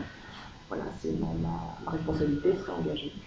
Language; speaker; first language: French; native; French